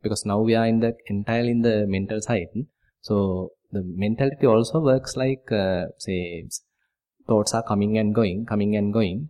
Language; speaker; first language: English; non-native, local second language; Sinhala